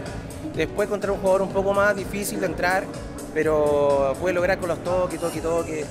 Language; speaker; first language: Spanish; native; Spanish